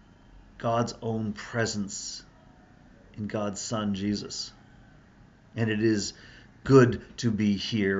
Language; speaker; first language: English; native; English